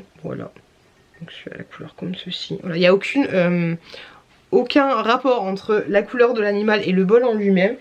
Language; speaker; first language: French; native; French